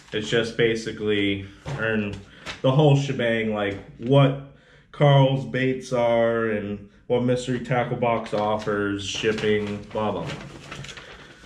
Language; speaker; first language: English; native; English